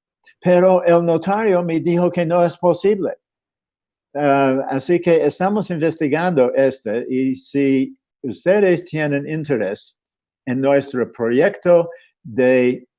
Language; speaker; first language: Spanish; non-native, fluent; English